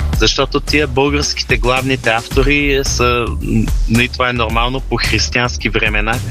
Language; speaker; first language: Bulgarian; early bilingual, heritage; Bulgarian